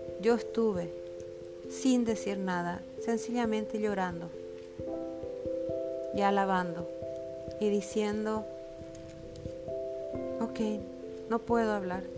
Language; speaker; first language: Spanish; native; Spanish